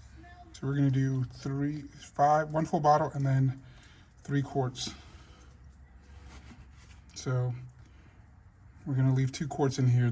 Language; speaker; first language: English; native; English